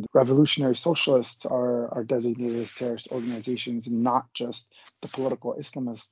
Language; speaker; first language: English; native; English